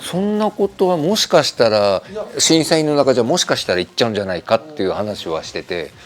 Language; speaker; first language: Japanese; native; Japanese